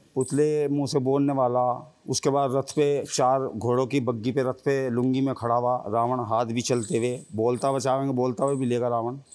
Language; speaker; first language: Hindi; native; Hindi